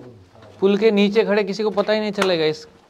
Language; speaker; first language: Hindi; native; Hindi